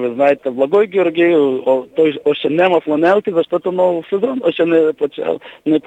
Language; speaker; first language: Bulgarian; non-native, learner; Russian